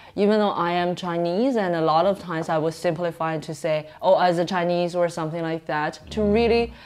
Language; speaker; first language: English; non-native, fluent; Chinese